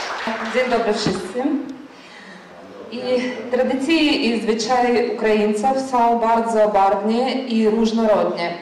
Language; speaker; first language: Polish; non-native, learner; Ukrainian